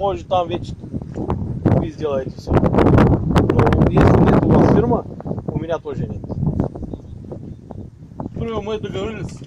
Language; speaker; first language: Russian; non-native, learner; Bulgarian